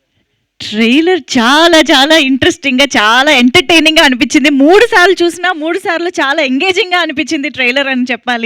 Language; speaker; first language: Telugu; native; Telugu